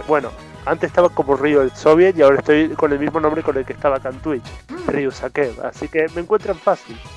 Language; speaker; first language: Spanish; native; Spanish